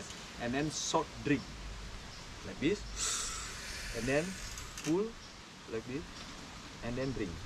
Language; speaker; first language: English; non-native, learner; Indonesian